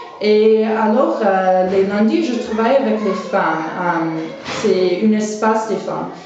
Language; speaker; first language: French; non-native, fluent; English